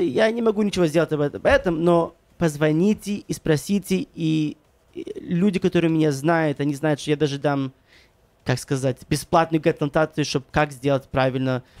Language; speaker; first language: Russian; non-native, fluent; English